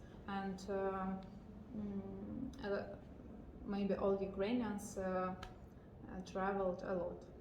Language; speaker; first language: English; non-native, learner; Ukrainian